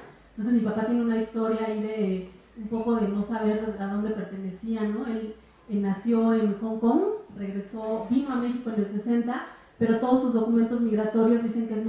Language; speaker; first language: Spanish; native; Spanish